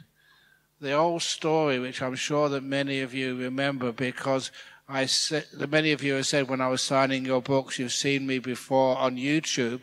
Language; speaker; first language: English; native; English